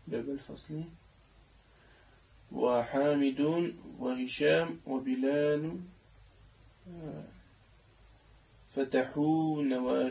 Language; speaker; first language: Arabic; non-native, learner; French